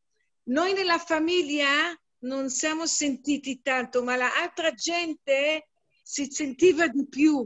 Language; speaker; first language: Italian; non-native, fluent; Hebrew